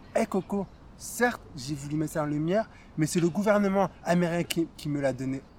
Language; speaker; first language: French; native; French